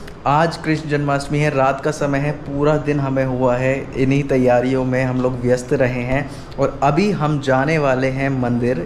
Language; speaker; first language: Hindi; native; Hindi